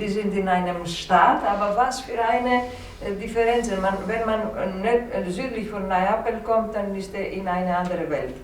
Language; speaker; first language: German; non-native, fluent; Greek